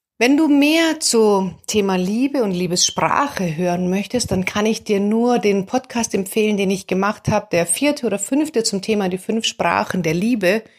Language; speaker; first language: German; native; German